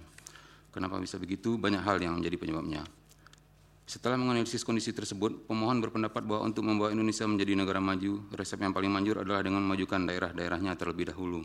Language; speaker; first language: Indonesian; native; Indonesian